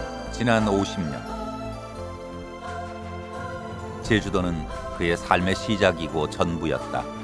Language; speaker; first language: Korean; native; Korean